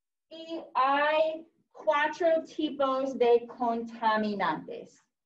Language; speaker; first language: Spanish; non-native, fluent; English